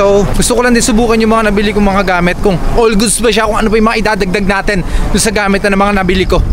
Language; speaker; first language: Filipino; native; Filipino